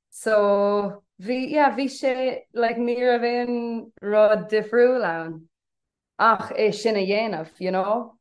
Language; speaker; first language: Irish; non-native, local second language; English